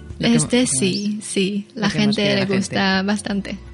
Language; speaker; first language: Spanish; non-native, learner; Chinese